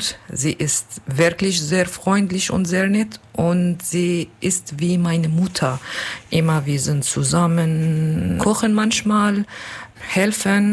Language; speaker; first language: German; non-native, learner; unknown